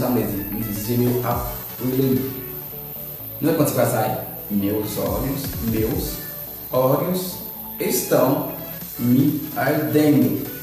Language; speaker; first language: Portuguese; non-native, learner; Haitian Creole